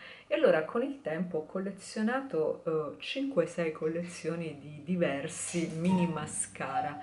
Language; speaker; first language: Italian; native; Italian